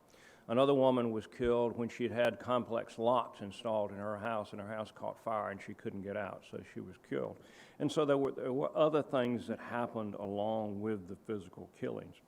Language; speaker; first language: English; native; English